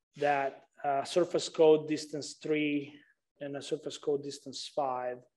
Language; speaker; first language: English; non-native, fluent; Italian